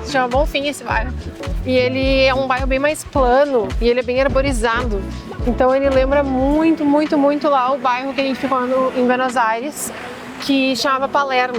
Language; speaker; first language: Portuguese; native; Portuguese